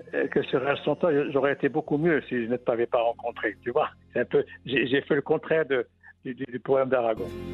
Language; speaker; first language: French; non-native, local second language; Arabic